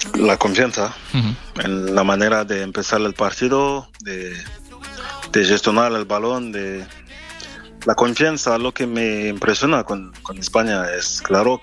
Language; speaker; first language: Spanish; non-native, learner; French